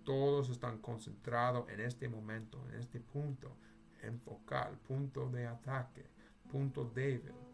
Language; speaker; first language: Spanish; non-native, learner; English